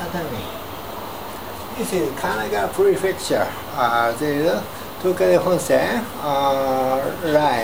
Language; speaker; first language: English; non-native, learner; Japanese